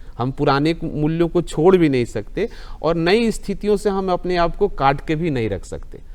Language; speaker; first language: Hindi; native; Hindi